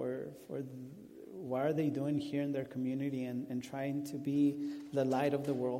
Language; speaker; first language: English; non-native, fluent; Spanish